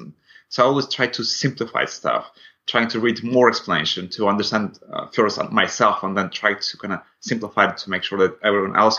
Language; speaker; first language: English; non-native, fluent; Russian